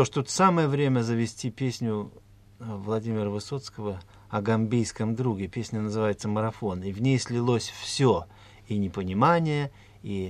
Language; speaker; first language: Russian; native; Russian